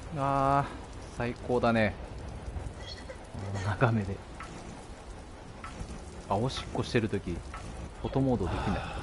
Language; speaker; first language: Japanese; native; Japanese